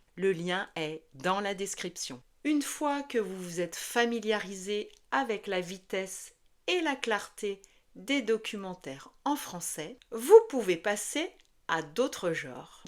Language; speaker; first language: French; native; French